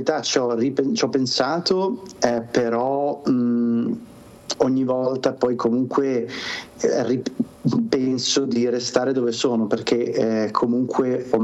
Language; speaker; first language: Italian; native; Italian